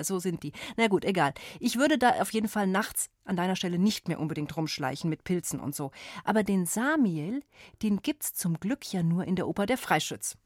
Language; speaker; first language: German; native; German